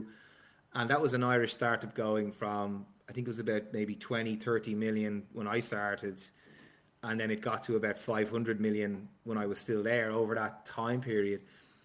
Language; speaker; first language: English; native; English